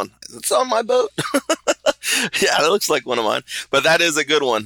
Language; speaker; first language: English; native; English